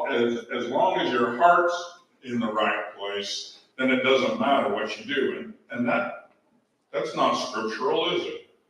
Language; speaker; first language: English; native; English